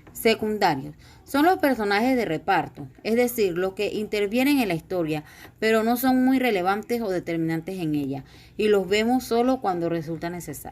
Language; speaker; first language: Spanish; native; Spanish